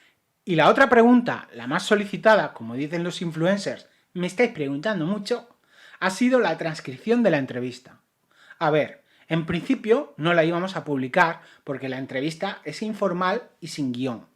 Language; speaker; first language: Spanish; native; Spanish